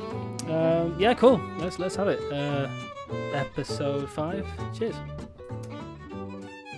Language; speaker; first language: English; native; English